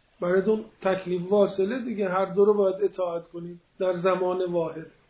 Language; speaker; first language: Persian; non-native, local second language; Azerbaijani